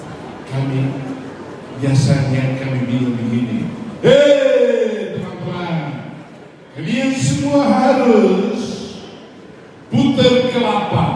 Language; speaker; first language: Indonesian; non-native, fluent; Tetum